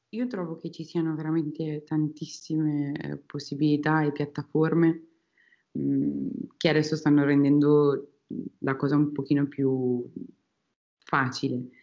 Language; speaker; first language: Italian; native; Italian